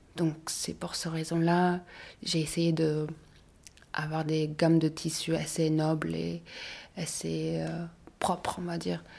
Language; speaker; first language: French; non-native, learner; Mongolian